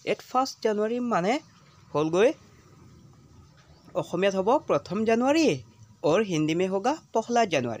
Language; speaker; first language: Hindi; non-native, local second language; Assamese